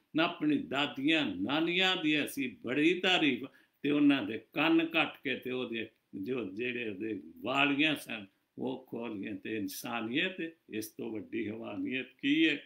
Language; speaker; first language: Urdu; non-native, local second language; Punjabi